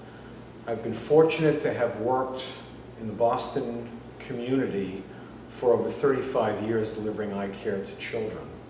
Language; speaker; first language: English; native; English